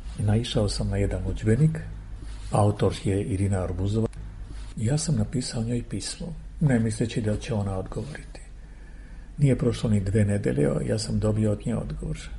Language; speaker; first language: Serbian; non-native, fluent; Armenian